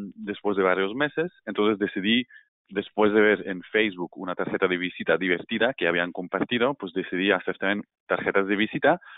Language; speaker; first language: Spanish; non-native, fluent; Dutch